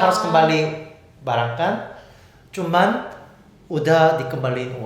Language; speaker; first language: Indonesian; non-native, fluent; Korean